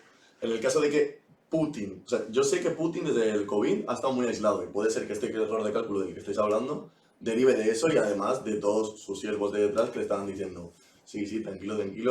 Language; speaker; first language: Spanish; native; Spanish